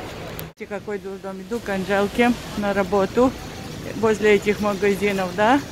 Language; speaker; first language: Russian; native; Russian